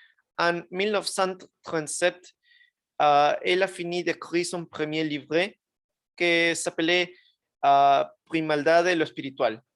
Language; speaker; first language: French; non-native, learner; Spanish